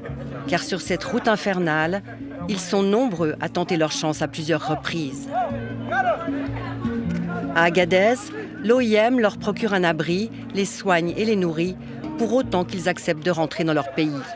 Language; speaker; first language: French; native; French